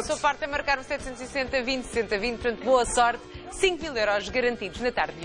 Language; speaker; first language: Portuguese; native; Portuguese